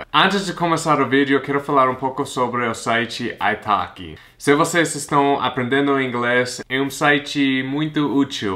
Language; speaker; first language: Portuguese; non-native, fluent; English